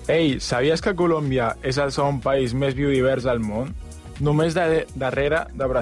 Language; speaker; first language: Catalan; non-native, learner; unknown